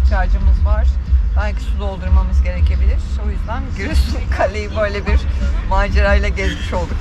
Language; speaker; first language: Turkish; native; Turkish